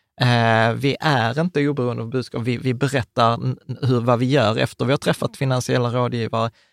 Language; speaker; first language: Swedish; early bilingual, other home language; Czech